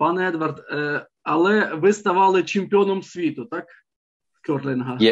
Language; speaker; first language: Ukrainian; native; Ukrainian